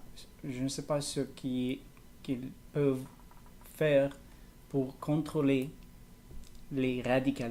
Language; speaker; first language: French; non-native, learner; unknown